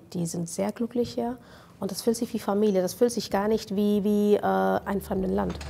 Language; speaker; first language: German; non-native, fluent; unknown